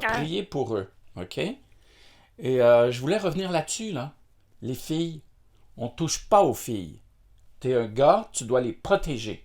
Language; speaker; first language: French; native; French